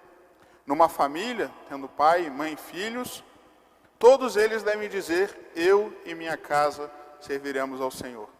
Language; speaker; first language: Portuguese; native; Portuguese